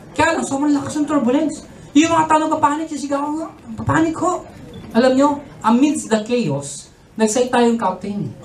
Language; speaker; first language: Filipino; non-native, local second language; Pangasinan